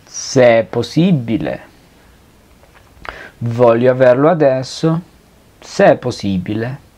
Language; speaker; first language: Italian; non-native, fluent; Spanish